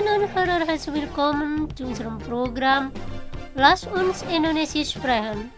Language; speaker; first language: German; non-native, fluent; Indonesian